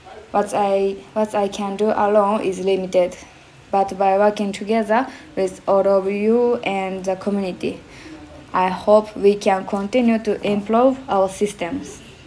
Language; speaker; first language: English; non-native, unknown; Japanese